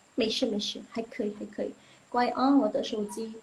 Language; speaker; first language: Chinese; non-native, fluent; Indonesian